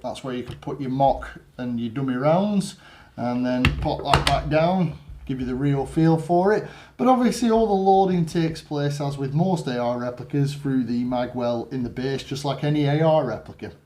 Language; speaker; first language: English; native; English